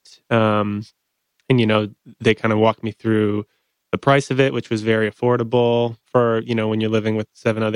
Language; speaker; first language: English; native; English